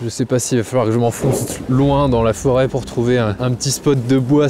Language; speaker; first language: French; native; French